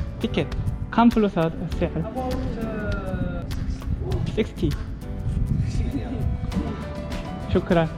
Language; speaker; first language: Arabic; non-native, learner; Korean